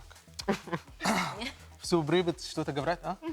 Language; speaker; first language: Russian; non-native, fluent; Arabic